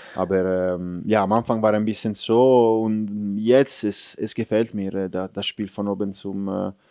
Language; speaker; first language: German; non-native, fluent; Italian